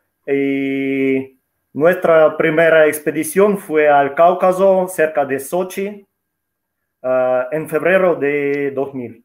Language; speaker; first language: Spanish; non-native, fluent; Russian